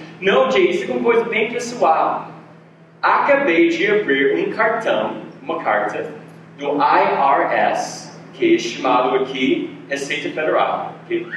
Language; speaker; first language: Portuguese; non-native, fluent; English